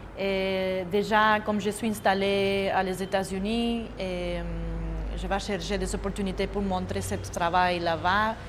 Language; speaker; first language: French; non-native, fluent; Spanish